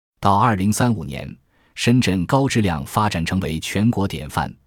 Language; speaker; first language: Chinese; native; Chinese